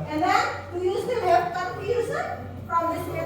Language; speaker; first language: English; non-native, fluent; Indonesian